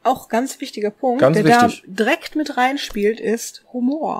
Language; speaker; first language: German; native; German